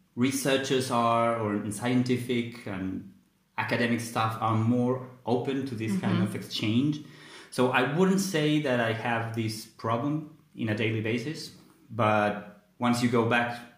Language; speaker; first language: English; non-native, fluent; Spanish